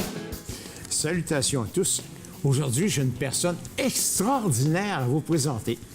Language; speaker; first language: French; native; French